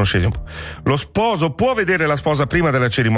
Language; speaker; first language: Italian; native; Italian